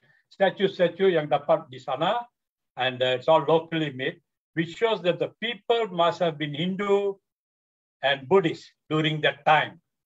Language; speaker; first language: English; non-native, local second language; Tamil